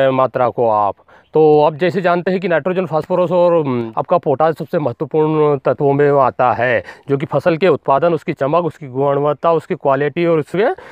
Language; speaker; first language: Hindi; native; Hindi